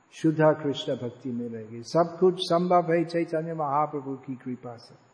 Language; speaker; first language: Hindi; non-native, fluent; English